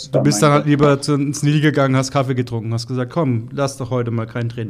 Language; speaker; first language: German; native; German